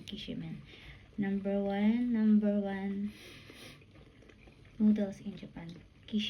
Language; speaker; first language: English; non-native, local second language; Filipino